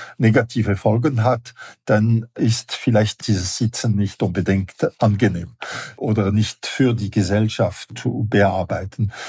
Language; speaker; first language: German; non-native, fluent; French